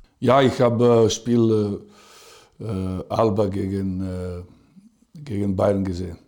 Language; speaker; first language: German; non-native, fluent; Serbian